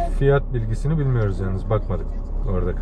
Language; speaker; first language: Turkish; early bilingual, heritage; Turkish